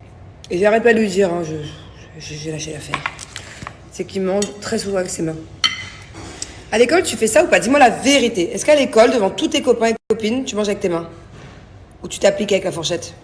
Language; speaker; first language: French; native; French